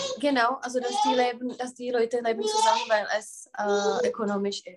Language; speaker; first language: German; non-native, fluent; Czech